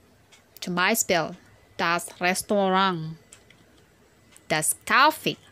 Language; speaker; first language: German; non-native, learner; Indonesian